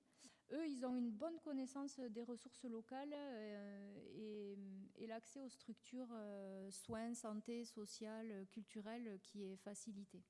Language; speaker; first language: French; native; French